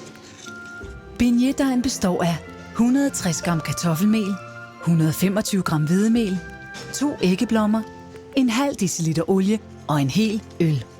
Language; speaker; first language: Danish; native; Danish